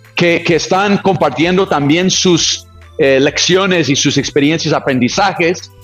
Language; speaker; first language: Spanish; non-native, fluent; English